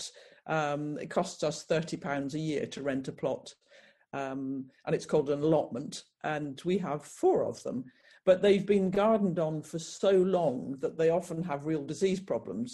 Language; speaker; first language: English; native; English